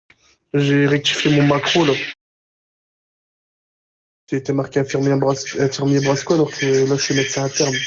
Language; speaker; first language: French; native; French